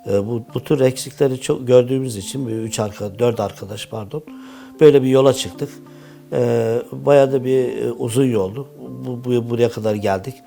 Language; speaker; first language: Turkish; early bilingual, heritage; Turkish